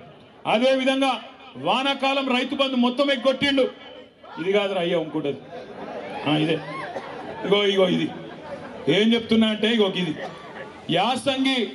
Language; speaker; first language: Telugu; native; Telugu